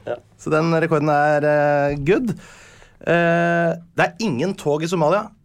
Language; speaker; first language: Norwegian; native; Norwegian